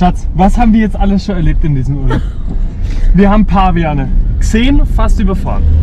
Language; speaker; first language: German; native; German